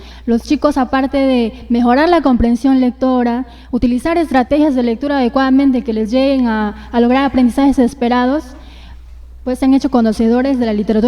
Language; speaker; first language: Spanish; native; Spanish